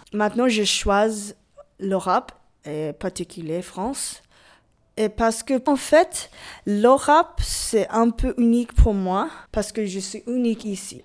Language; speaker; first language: French; non-native, learner; English